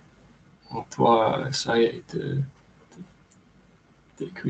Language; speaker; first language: French; non-native, learner; English